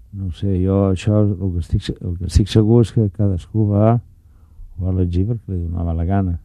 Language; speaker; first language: Catalan; non-native, local second language; Spanish